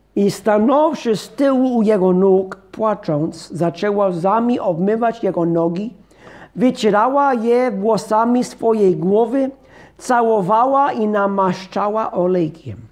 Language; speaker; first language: Polish; non-native, fluent; English